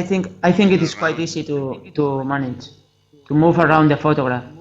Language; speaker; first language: English; non-native, fluent; Spanish